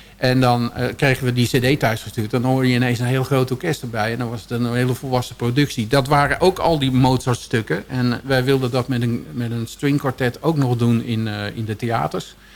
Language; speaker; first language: Dutch; native; Dutch